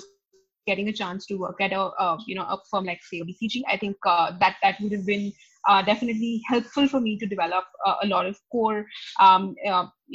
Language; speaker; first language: English; non-native, local second language; Hindi